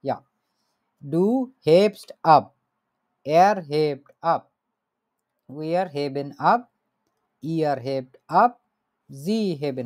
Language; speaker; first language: German; non-native, fluent; Bangla